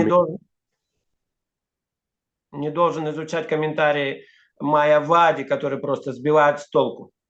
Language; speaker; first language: Russian; native; Russian